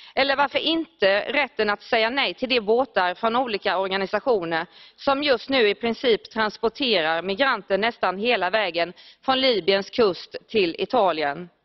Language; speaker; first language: Swedish; native; Swedish